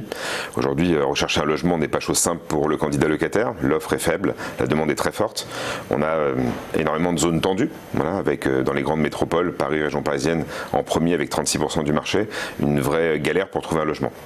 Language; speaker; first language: French; native; French